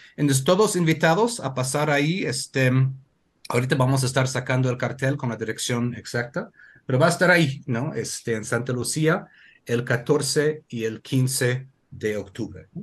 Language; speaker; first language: Spanish; non-native, fluent; English